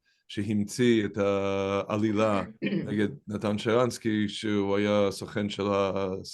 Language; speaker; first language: Hebrew; non-native, fluent; English